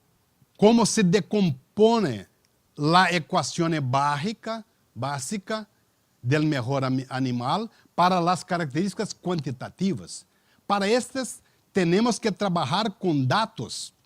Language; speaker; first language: Spanish; non-native, learner; Portuguese